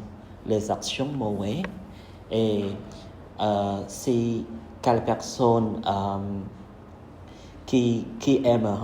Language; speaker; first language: French; non-native, learner; Khmer